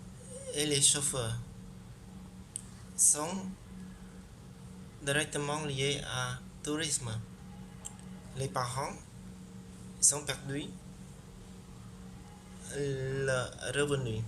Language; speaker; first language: French; non-native, learner; Khmer